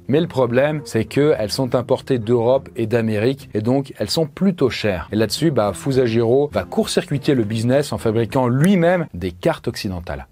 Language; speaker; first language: French; native; French